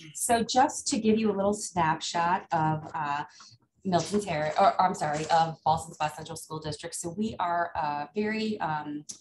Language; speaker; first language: English; native; English